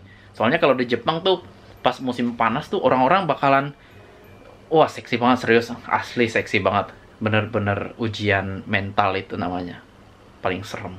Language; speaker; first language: Indonesian; native; Indonesian